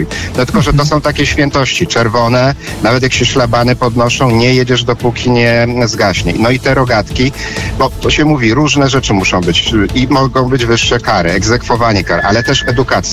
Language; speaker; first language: Polish; native; Polish